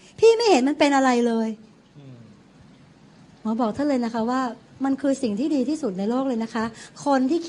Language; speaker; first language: Thai; native; Thai